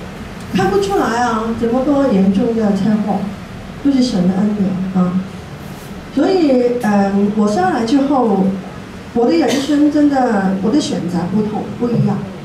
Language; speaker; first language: Chinese; non-native, local second language; Cantonese